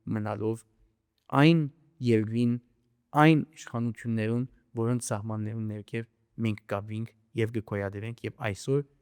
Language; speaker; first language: Armenian; early bilingual, heritage; Armenian